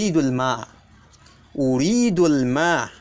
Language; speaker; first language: Arabic; non-native, fluent; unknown